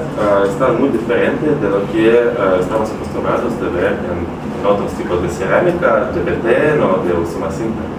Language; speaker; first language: Spanish; non-native, fluent; Russian